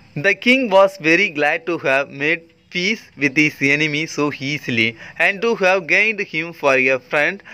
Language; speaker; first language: English; non-native, local second language; Tamil